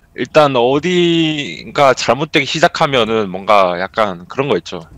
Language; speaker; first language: Korean; early bilingual, heritage; Korean